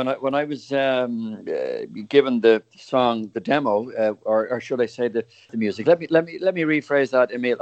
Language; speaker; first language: English; native; English